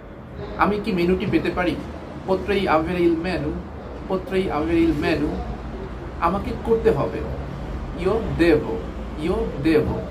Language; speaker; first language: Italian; non-native, learner; Bangla